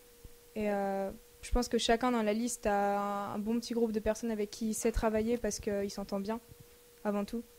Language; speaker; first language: French; native; French